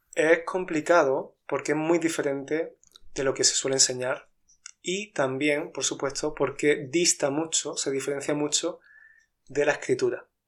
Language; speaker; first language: Spanish; native; Spanish